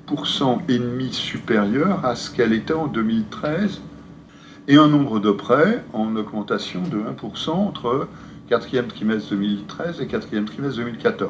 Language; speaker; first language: French; native; French